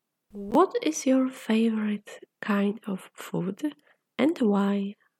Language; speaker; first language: English; non-native, fluent; Polish